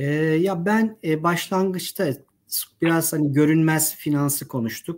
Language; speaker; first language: Turkish; native; Turkish